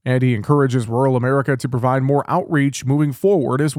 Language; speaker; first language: English; native; English